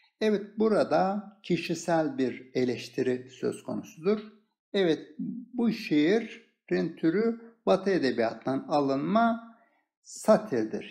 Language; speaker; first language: Turkish; native; Turkish